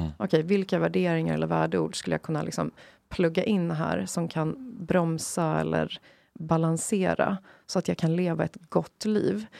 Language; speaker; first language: Swedish; non-native, fluent; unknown